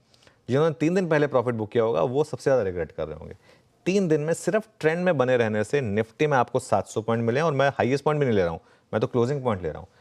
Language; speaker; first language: Hindi; native; Hindi